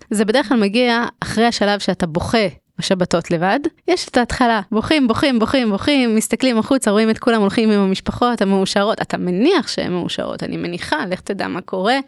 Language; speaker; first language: Hebrew; native; Hebrew